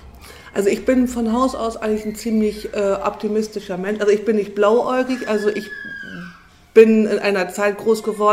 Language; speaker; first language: German; native; German